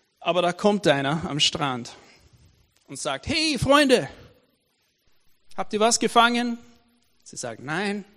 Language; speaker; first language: German; non-native, fluent; English